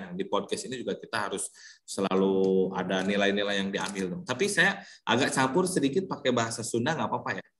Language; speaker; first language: Indonesian; early bilingual, heritage; Indonesian